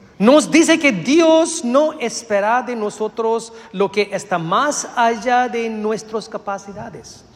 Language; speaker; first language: Spanish; non-native, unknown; Malayalam